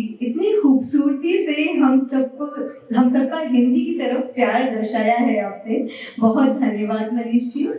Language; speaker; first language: Hindi; native; Hindi